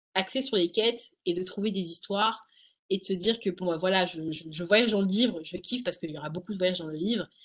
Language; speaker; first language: French; native; French